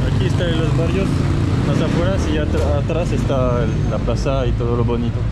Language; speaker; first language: Spanish; non-native, fluent; French